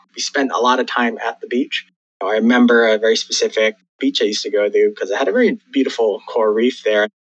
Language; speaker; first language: English; native; English